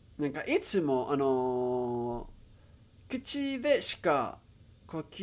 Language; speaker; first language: Japanese; non-native, learner; English